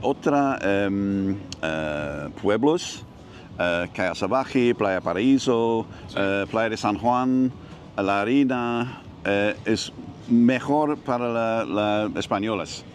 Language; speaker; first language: Spanish; non-native, learner; English